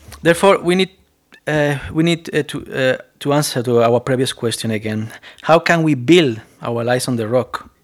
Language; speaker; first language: English; non-native, fluent; Spanish